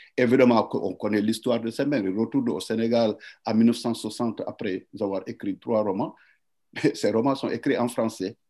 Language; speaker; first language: French; non-native, local second language; Wolof